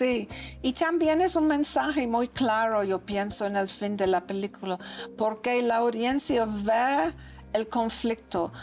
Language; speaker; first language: Spanish; non-native, learner; English